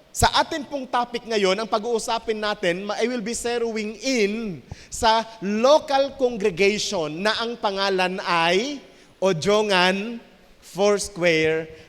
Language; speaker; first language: Filipino; native; Filipino